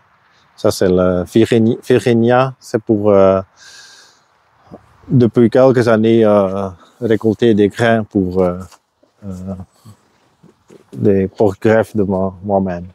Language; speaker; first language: French; non-native, local second language; Dutch